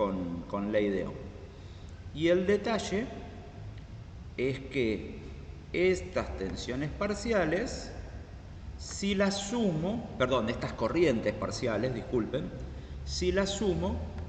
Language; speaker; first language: Spanish; native; Spanish